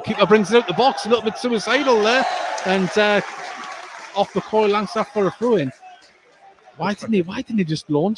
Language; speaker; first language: English; native; English